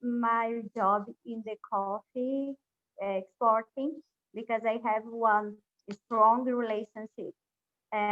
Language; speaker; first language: English; non-native, learner; Portuguese